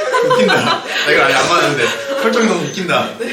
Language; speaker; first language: Korean; native; Korean